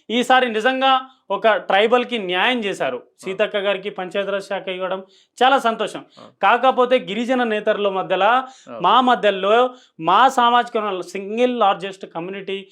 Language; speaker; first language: Telugu; native; Telugu